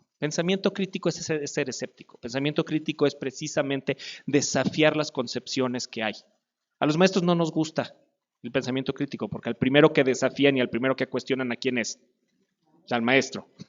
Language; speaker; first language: Spanish; native; Spanish